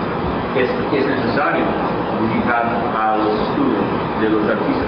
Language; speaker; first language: Spanish; non-native, fluent; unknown